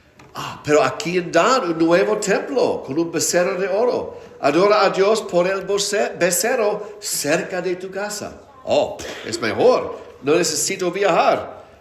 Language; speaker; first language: Spanish; non-native, fluent; English